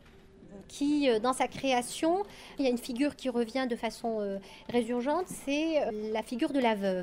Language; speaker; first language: French; native; French